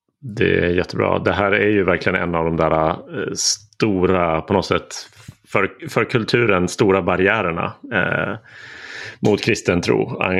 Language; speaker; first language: Swedish; native; Swedish